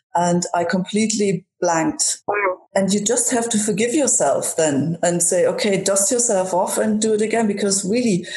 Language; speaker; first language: English; non-native, fluent; German